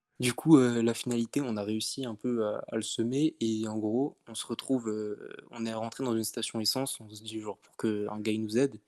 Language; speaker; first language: French; native; French